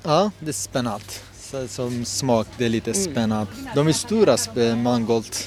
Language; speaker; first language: Swedish; non-native, learner; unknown